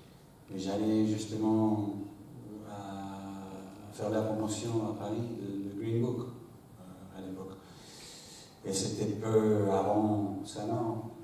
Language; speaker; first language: French; non-native, fluent; English